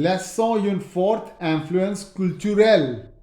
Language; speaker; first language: French; non-native, fluent; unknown